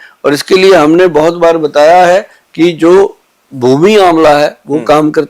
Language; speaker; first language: Hindi; native; Hindi